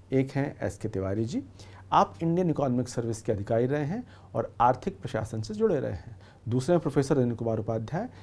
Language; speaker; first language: Hindi; native; Hindi